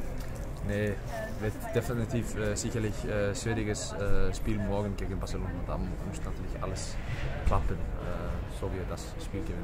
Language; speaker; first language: German; non-native, fluent; Icelandic